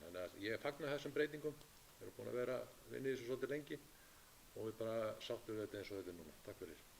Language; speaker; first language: Icelandic; native; Icelandic